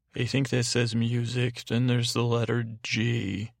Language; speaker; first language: English; native; English